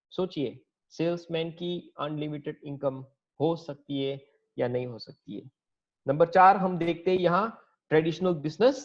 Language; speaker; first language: Hindi; native; Hindi